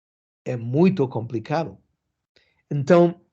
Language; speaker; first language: Portuguese; non-native, learner; English